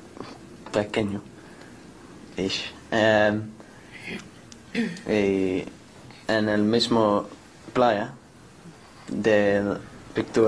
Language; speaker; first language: Spanish; non-native, learner; English